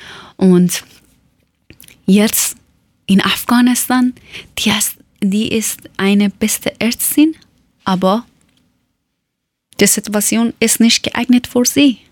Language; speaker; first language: German; non-native, learner; Persian